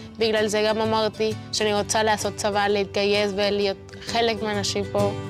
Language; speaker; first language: Hebrew; non-native, fluent; Spanish